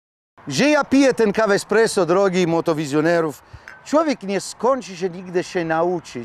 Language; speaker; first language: Polish; non-native, fluent; Italian